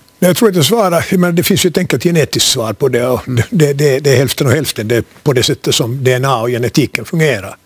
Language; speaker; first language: Swedish; native; Swedish